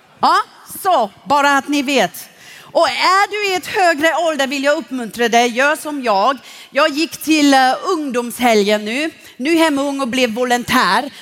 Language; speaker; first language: Swedish; non-native, fluent; German